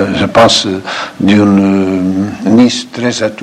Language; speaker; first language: French; non-native, fluent; Portuguese